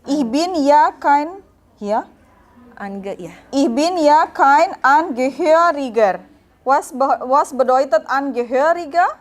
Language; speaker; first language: German; non-native, learner; Indonesian